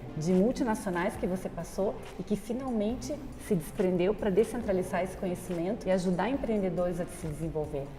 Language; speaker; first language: Portuguese; native; Portuguese